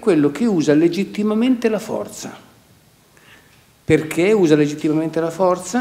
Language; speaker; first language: Italian; native; Italian